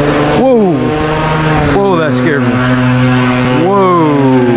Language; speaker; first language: English; native; English